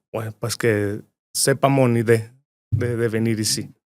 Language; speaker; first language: French; non-native, learner; Spanish